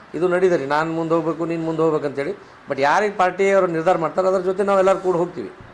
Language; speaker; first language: Kannada; non-native, local second language; Lambadi